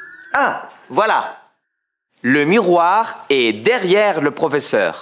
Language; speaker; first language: French; non-native, fluent; Spanish